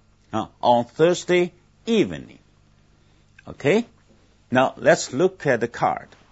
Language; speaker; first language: English; non-native, fluent; Chinese